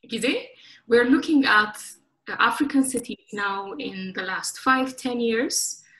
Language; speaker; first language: English; non-native, local second language; Amharic